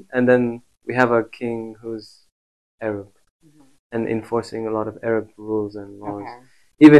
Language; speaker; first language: English; native; English